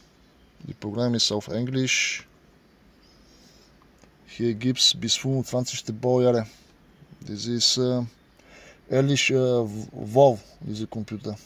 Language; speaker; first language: German; non-native, learner; Bulgarian